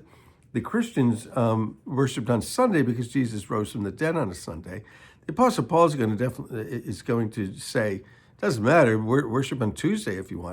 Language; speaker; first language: English; native; English